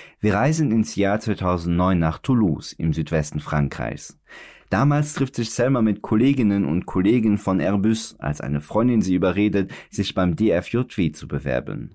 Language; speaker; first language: German; native; German